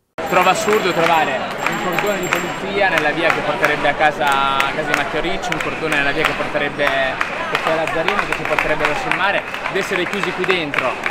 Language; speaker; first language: Italian; native; Italian